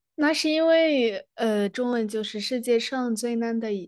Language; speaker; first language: Chinese; non-native, fluent; Arabic